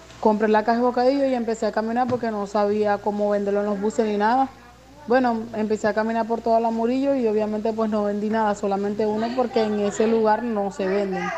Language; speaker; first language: Spanish; native; Spanish